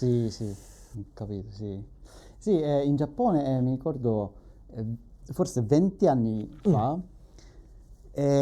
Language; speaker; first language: Italian; non-native, learner; Japanese